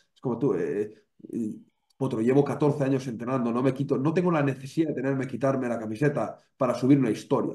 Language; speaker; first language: Spanish; native; Spanish